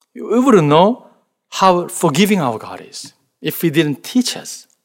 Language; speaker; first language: English; non-native, fluent; Korean